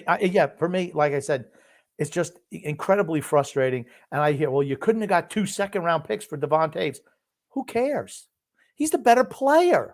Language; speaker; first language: English; native; English